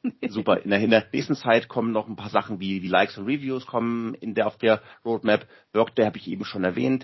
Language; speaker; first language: German; native; German